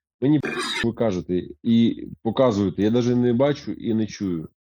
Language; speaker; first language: Ukrainian; non-native, local second language; Russian